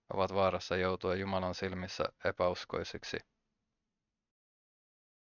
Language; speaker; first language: Finnish; native; Finnish